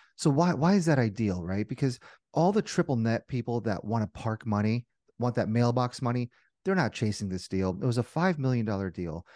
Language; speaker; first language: English; native; English